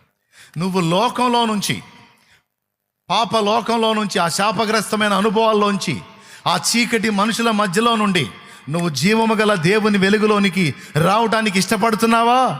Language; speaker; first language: Telugu; native; Telugu